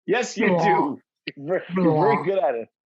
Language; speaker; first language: English; native; English